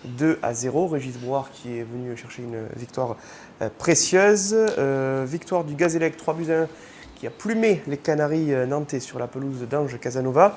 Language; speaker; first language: French; native; French